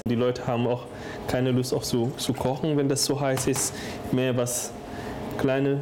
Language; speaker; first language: German; non-native, fluent; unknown